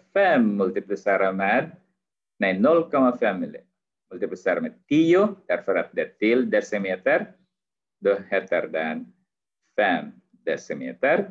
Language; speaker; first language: Swedish; non-native, fluent; Arabic